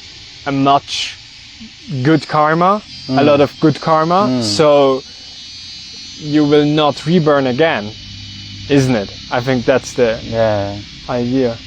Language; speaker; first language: English; non-native, fluent; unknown